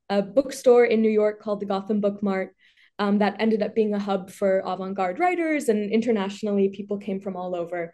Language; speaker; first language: English; native; English